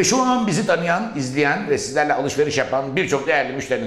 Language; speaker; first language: Turkish; native; Turkish